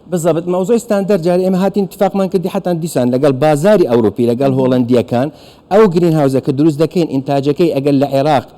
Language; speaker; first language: Central Kurdish; non-native, local second language; Kurdish